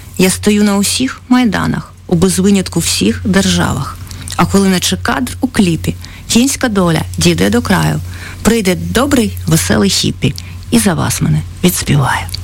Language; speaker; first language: Ukrainian; native; Ukrainian